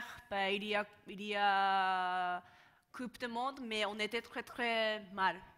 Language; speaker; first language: French; non-native, learner; Japanese